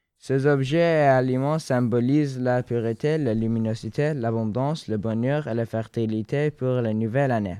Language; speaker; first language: French; non-native, fluent; Persian